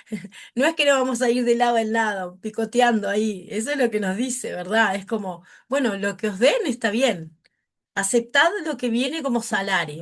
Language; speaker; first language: Spanish; native; Spanish